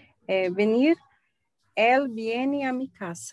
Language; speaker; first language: Spanish; non-native, learner; Portuguese